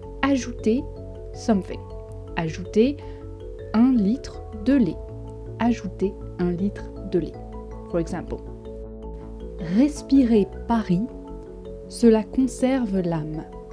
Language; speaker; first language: French; native; French